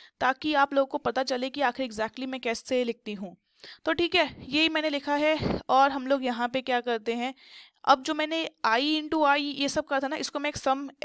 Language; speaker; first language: Hindi; native; Hindi